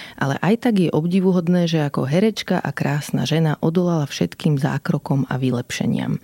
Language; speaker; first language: Slovak; native; Slovak